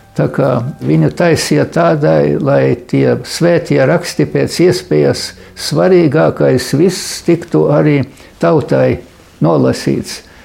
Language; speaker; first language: Latvian; native; Latvian